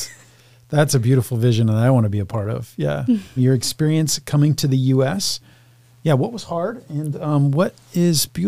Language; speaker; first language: English; native; English